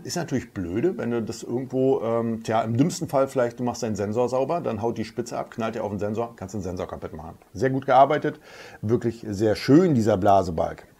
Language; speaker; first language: German; native; German